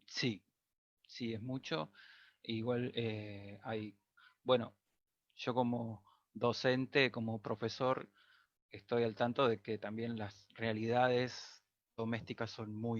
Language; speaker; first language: Spanish; native; Spanish